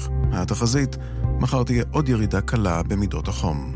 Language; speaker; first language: Hebrew; native; Hebrew